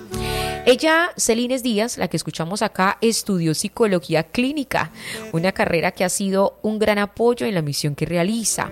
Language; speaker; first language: Spanish; native; Spanish